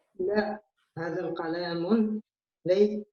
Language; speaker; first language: Arabic; non-native, learner; French